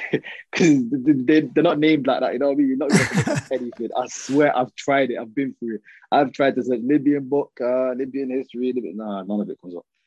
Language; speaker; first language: English; early bilingual, other home language; Arabic